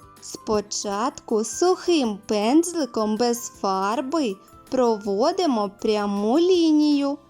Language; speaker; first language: Ukrainian; native; Ukrainian